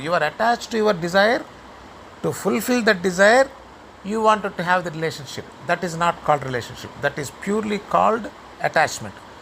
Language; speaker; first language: English; non-native, local second language; Telugu